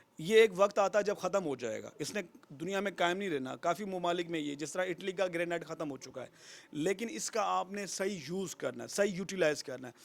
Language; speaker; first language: Urdu; non-native, local second language; Sindhi